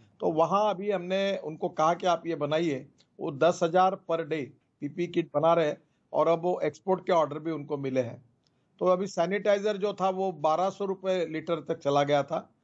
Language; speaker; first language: Hindi; non-native, local second language; Marathi